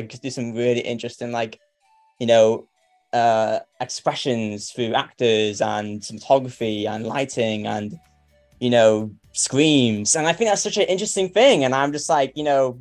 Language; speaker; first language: English; native; English